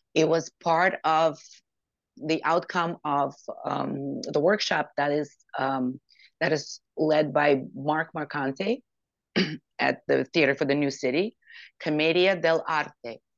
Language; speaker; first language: English; non-native, fluent; Ukrainian